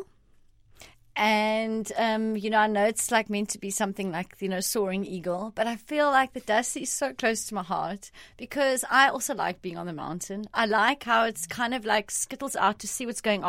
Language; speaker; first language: English; non-native, local second language; Italian